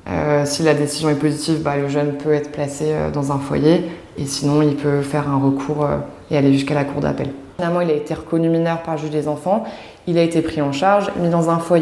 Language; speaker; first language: French; native; French